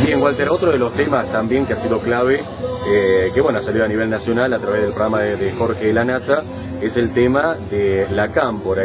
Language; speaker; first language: Spanish; native; Spanish